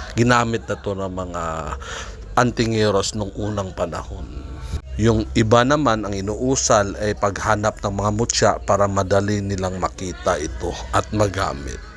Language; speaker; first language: Filipino; non-native, local second language; Cebuano